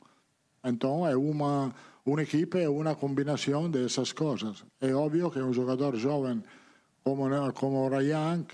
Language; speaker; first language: Portuguese; non-native, learner; Italian